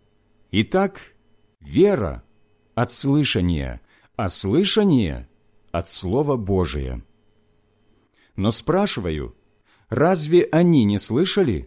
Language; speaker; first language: Russian; native; Russian